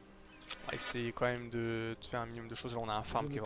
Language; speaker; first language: French; native; French